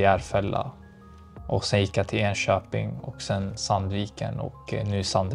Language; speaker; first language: Swedish; early bilingual, other home language; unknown